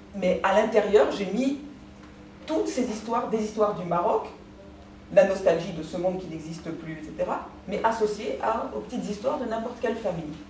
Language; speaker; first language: French; early bilingual, other home language; Ladino